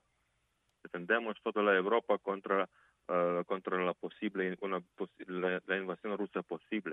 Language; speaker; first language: Spanish; non-native, fluent; Ukrainian